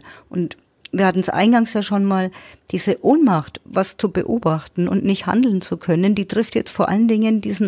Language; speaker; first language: German; native; German